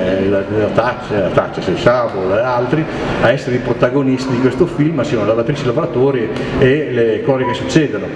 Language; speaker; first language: Italian; native; Italian